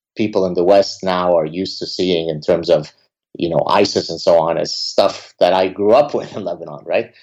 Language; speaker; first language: English; early bilingual, other home language; Arabic